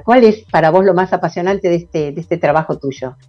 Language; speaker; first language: Spanish; native; Spanish